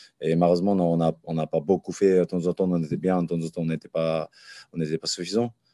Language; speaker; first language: French; non-native, learner; Japanese